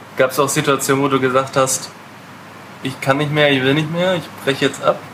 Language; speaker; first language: German; native; German